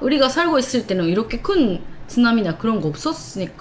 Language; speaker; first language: Korean; non-native, learner; Japanese